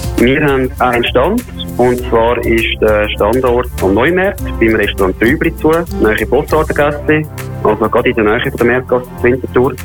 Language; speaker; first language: German; native; German